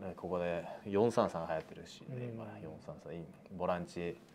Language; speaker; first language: Japanese; native; Japanese